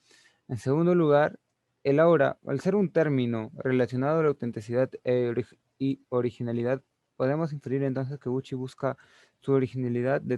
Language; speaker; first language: Spanish; native; Spanish